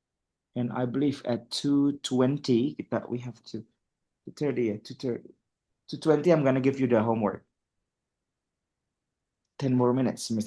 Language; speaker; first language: English; non-native, fluent; Indonesian